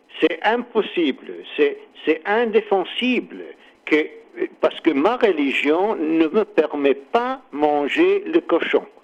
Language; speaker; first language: French; non-native, learner; English